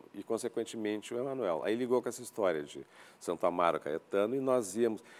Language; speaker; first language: Portuguese; native; Portuguese